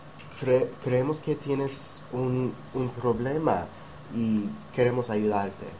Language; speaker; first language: Spanish; non-native, learner; English